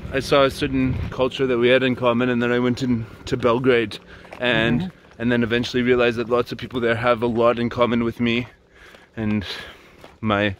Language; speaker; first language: English; native; English